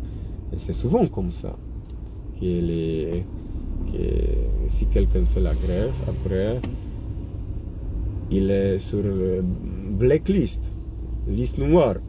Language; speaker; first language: French; non-native, learner; Polish